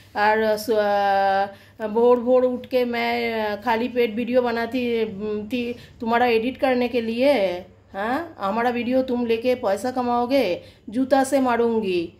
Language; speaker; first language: Hindi; non-native, local second language; Bangla